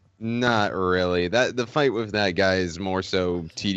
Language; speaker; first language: English; native; English